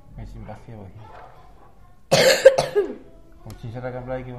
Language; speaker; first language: Welsh; non-native, local second language; Spanish